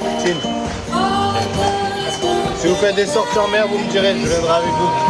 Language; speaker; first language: French; native; French